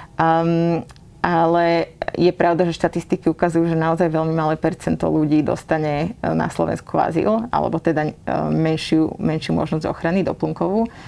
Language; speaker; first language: Slovak; native; Slovak